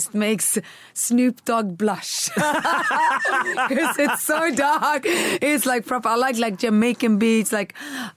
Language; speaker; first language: English; early bilingual, other home language; Swedish